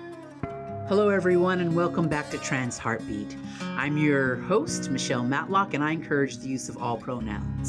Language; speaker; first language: English; native; English